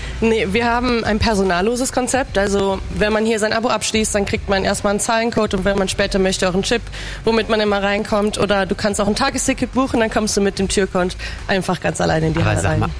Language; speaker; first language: German; native; German